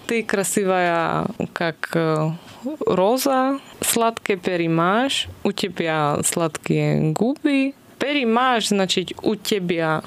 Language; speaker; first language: Russian; non-native, fluent; Slovak